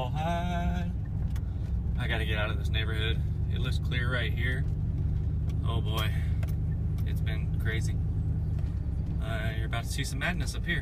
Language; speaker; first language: English; native; English